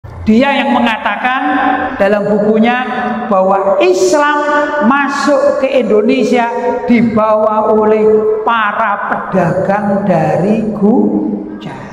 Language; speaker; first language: Indonesian; native; Indonesian